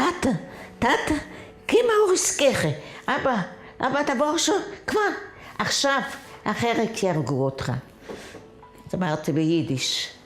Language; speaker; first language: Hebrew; non-native, fluent; Yiddish